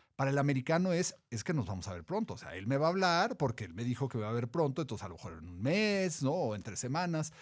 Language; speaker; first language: Spanish; native; Spanish